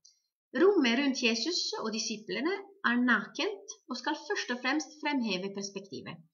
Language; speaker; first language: Norwegian; non-native, fluent; Italian